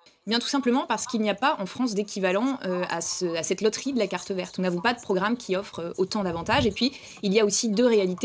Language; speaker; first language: French; native; French